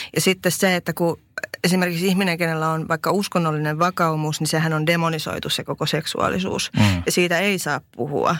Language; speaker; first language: Finnish; early bilingual, other home language; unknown